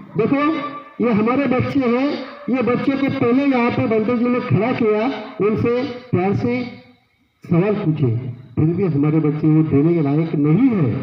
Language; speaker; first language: Hindi; non-native, local second language; Marathi